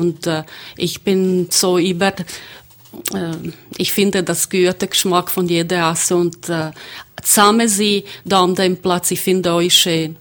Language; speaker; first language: German; non-native, learner; Croatian